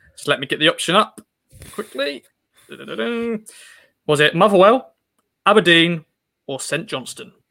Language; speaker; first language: English; native; English